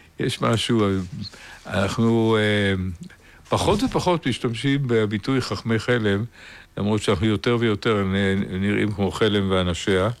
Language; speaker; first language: Hebrew; native; Hebrew